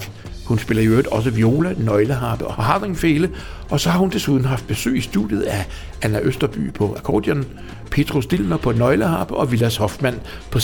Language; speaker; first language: Danish; native; Danish